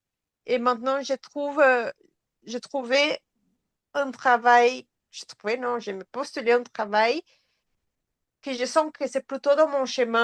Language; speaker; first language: French; non-native, fluent; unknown